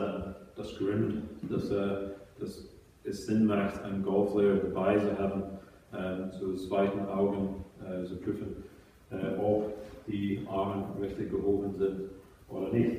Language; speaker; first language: German; non-native, fluent; English